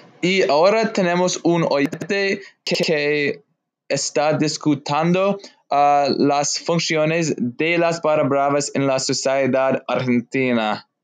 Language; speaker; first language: Spanish; non-native, learner; English